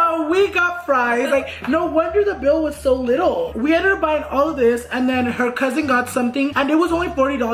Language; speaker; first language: English; early bilingual, other home language; Spanish